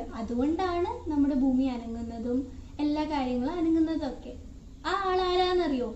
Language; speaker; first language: Malayalam; native; Malayalam